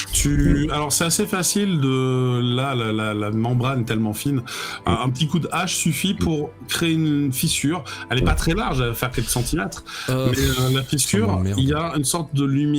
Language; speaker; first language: French; native; French